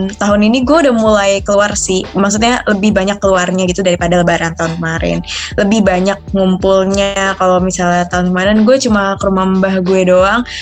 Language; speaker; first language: Indonesian; native; Indonesian